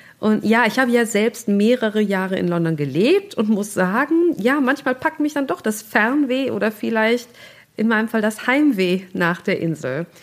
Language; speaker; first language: German; native; German